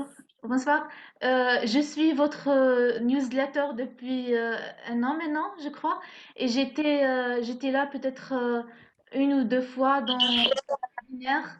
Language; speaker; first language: French; non-native, local second language; Arabic